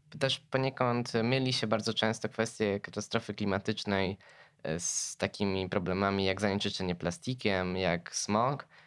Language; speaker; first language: Polish; native; Polish